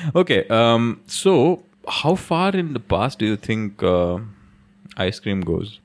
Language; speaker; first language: English; non-native, local second language; Hindi